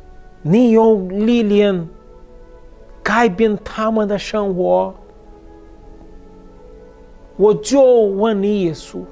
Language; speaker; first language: Chinese; non-native, fluent; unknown